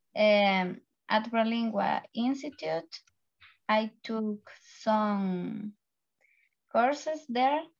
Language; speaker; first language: English; non-native, learner; Spanish